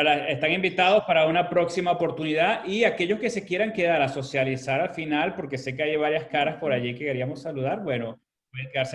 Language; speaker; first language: Spanish; native; Spanish